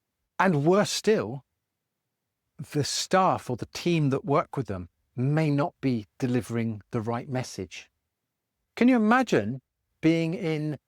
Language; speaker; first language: English; native; English